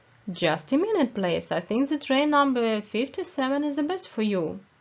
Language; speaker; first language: English; non-native, fluent; Ukrainian